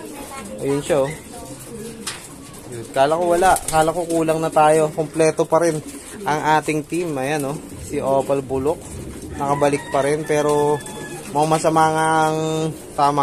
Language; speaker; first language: Filipino; native; Filipino